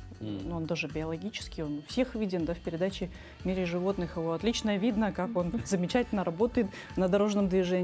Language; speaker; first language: Russian; native; Russian